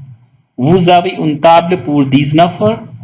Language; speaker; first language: French; non-native, local second language; Hindi